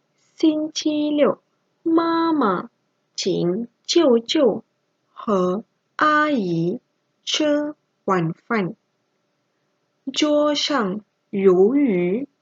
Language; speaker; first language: Chinese; non-native, local second language; Malay